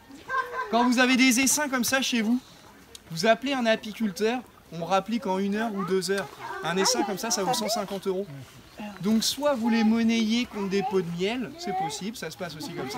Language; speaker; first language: French; native; French